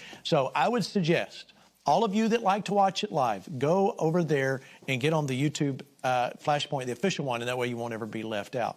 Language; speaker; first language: English; native; English